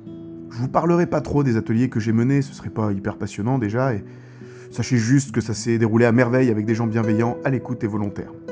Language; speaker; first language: French; native; French